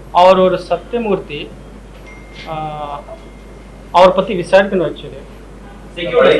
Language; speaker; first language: Tamil; non-native, local second language; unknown